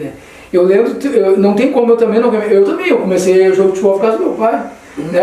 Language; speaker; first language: Portuguese; native; Portuguese